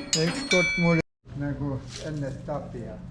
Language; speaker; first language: Estonian; non-native, learner; Ukrainian